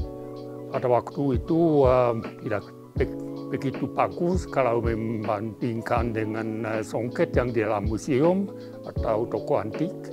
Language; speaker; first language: Indonesian; non-native, fluent; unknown